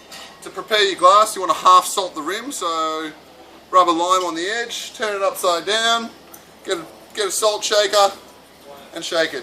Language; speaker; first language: English; native; English